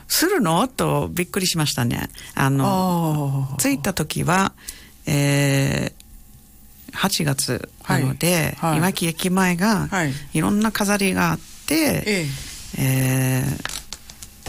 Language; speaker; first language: Japanese; non-native, fluent; English